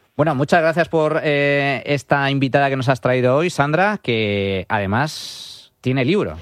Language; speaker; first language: Spanish; native; Spanish